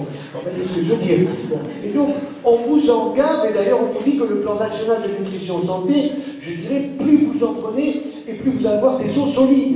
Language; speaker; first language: French; native; French